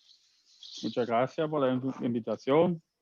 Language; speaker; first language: Spanish; non-native, fluent; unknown